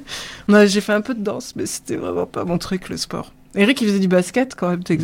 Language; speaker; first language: French; native; French